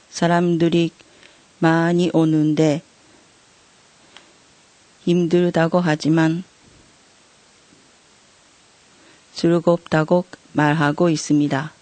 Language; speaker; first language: Korean; non-native, learner; Japanese